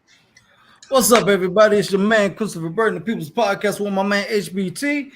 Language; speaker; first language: English; native; English